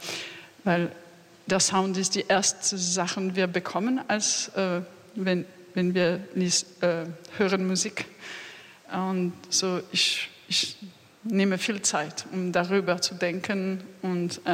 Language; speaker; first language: German; non-native, learner; French